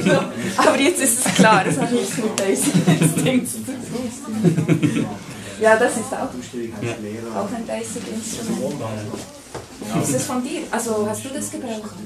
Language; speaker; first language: German; non-native, fluent; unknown